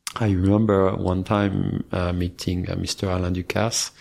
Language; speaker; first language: English; non-native, fluent; French